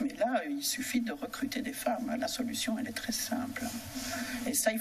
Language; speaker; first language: French; native; French